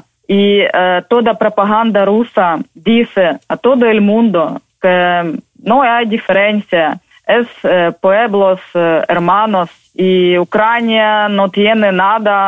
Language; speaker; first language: Spanish; non-native, fluent; Ukrainian